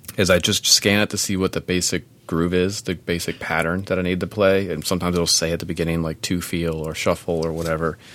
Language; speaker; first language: English; native; English